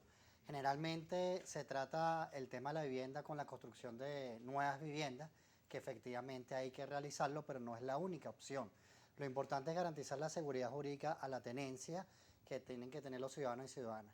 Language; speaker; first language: Spanish; native; Spanish